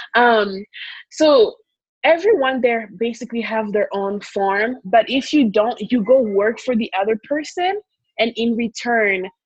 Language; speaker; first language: English; early bilingual, other home language; Kongo